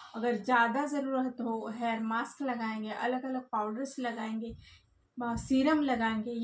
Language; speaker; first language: Hindi; non-native, local second language; Marathi